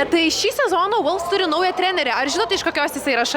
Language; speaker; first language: Lithuanian; native; Lithuanian